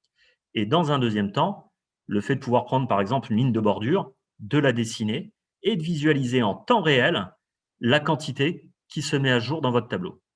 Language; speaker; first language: French; native; French